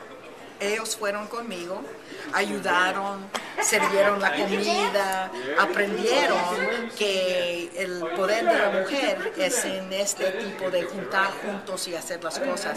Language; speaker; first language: Spanish; early bilingual, heritage; Spanish